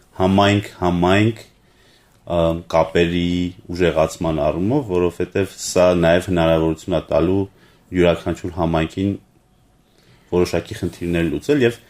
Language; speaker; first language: Armenian; native; Armenian